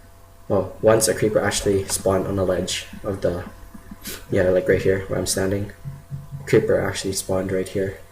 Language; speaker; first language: English; native; English